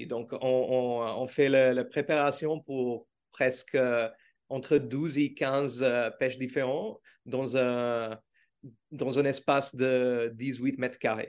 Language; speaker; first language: French; non-native, learner; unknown